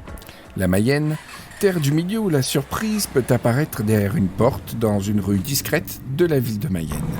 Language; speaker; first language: French; native; French